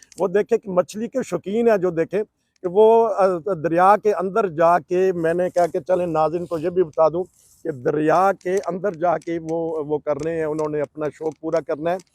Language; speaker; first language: Urdu; non-native, local second language; Punjabi